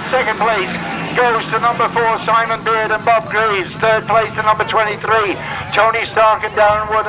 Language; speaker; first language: English; native; English